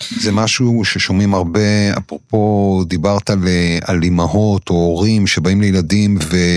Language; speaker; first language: Hebrew; native; Hebrew